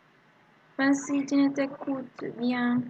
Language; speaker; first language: French; non-native, learner; Spanish